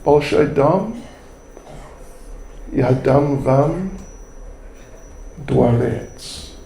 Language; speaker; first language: Russian; non-native, learner; English